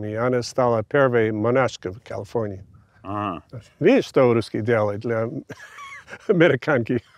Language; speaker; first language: Russian; non-native, fluent; English